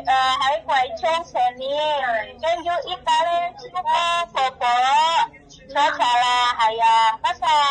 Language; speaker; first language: Cantonese; non-native, learner; Indonesian